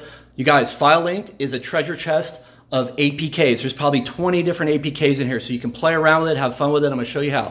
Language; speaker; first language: English; native; English